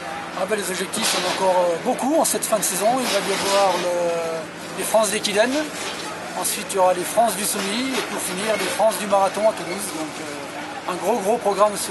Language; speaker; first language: French; native; French